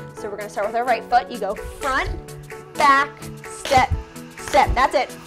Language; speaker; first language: English; native; English